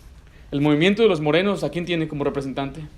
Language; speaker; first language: Spanish; native; Spanish